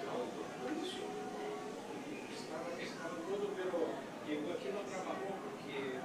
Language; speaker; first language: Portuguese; non-native, learner; Spanish